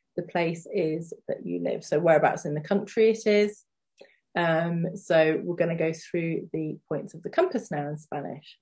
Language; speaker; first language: English; native; English